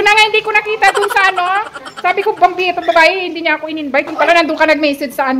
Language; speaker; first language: Filipino; native; Filipino